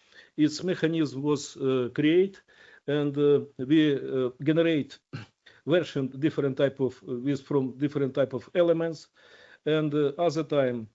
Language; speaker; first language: English; non-native, learner; Ukrainian